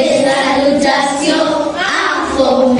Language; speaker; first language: French; non-native, learner; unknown